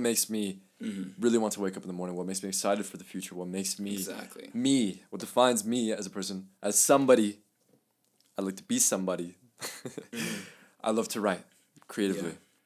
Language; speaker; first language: English; early bilingual, other home language; Spanish